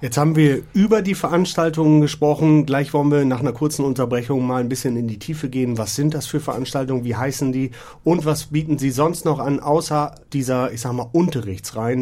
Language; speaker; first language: German; native; German